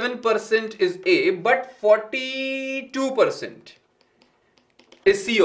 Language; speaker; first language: English; non-native, local second language; Hindi